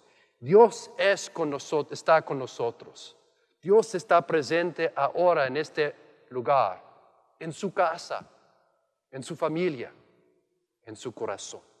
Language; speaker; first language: Spanish; non-native, learner; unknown